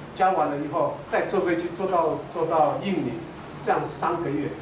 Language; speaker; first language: Chinese; non-native, local second language; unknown